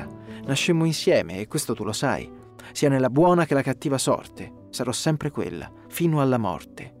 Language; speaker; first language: Italian; native; Italian